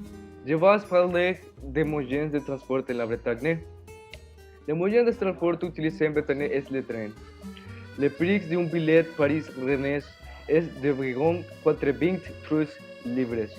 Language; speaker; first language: French; non-native, learner; Spanish